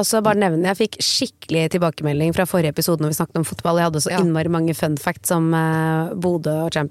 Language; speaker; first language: Norwegian; native; Norwegian